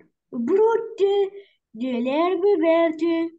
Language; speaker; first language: French; non-native, learner; Arabic